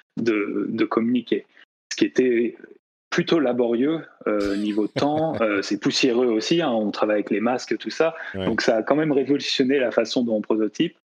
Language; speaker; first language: French; native; French